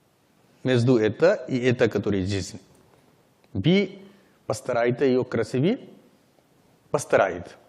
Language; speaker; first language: Russian; non-native, learner; Hindi